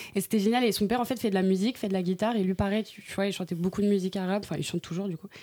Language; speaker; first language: French; native; French